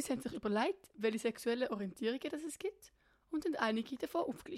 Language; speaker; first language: German; native; German